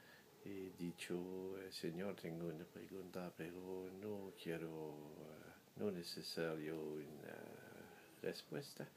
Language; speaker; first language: Spanish; non-native, learner; French